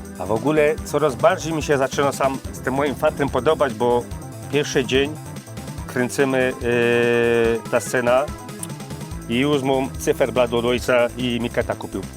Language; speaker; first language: Polish; native; Polish